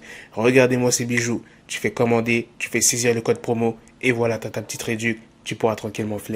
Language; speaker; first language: French; native; French